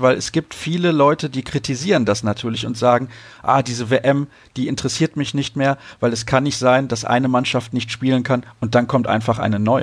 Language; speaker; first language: German; native; German